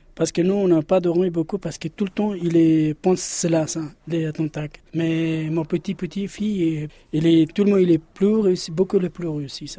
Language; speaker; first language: French; non-native, learner; Persian